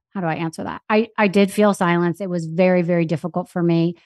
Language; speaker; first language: English; native; English